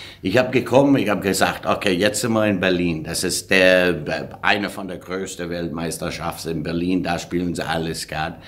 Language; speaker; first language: German; non-native, fluent; English